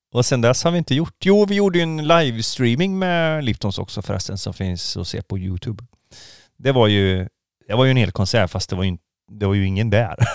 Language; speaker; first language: Swedish; native; Swedish